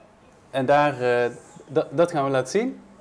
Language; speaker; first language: Dutch; native; Dutch